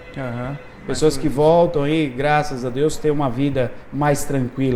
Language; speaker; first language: Portuguese; native; Portuguese